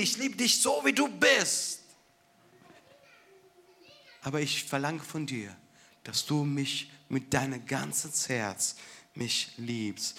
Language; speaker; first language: German; non-native, fluent; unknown